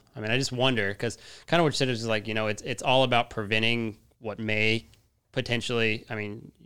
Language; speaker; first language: English; native; English